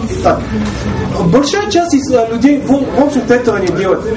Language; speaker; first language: Russian; non-native, fluent; Bulgarian